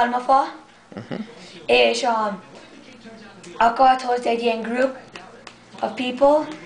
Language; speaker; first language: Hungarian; early bilingual, heritage; English